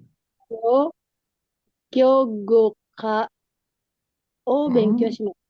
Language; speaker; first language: Japanese; non-native, learner; Indonesian